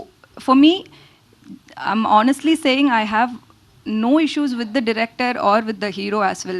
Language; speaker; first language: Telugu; non-native, learner; Tamil